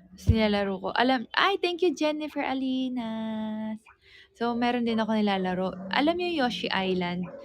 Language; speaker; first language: Filipino; native; Filipino